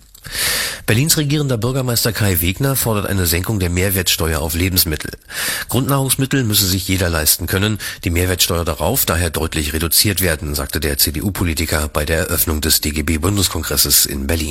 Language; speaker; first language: German; native; German